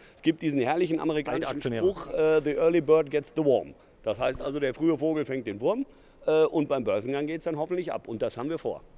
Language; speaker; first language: German; native; German